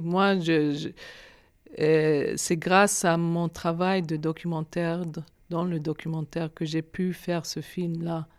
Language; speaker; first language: French; non-native, fluent; Arabic